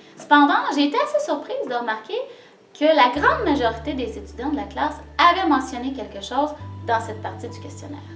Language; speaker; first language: French; native; French